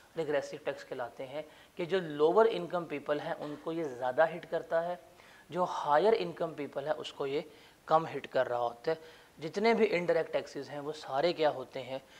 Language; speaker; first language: Urdu; non-native, local second language; Punjabi